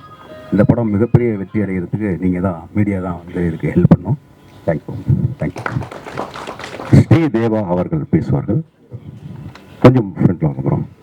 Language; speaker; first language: Tamil; native; Tamil